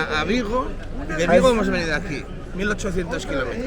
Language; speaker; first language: Spanish; native; Spanish